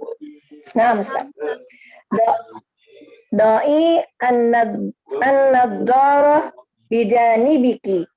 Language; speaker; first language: Arabic; non-native, learner; Indonesian